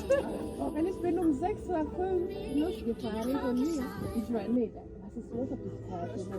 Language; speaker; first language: German; non-native, learner; Swahili